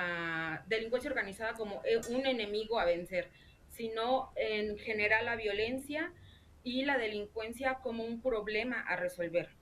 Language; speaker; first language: Spanish; native; Spanish